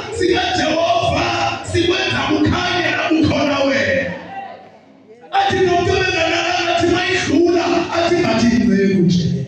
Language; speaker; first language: Zulu; non-native, local second language; Xhosa